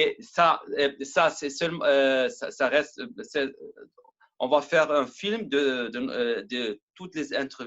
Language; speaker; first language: French; non-native, learner; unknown